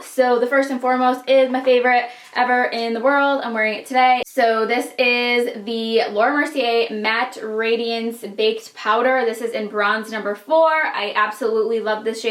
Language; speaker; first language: English; native; English